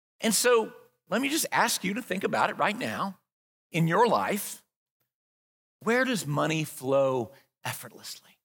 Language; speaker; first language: English; native; English